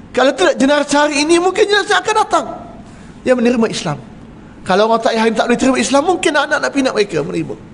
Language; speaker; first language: Malay; native; Malay